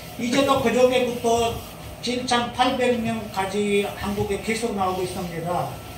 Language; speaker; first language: Korean; non-native, learner; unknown